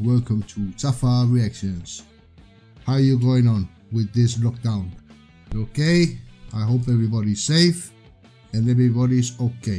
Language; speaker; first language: English; non-native, fluent; Spanish